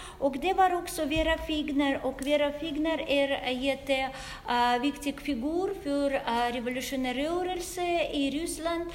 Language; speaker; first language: Swedish; non-native, fluent; Russian